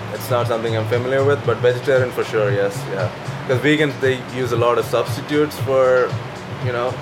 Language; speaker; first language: English; non-native, local second language; Malayalam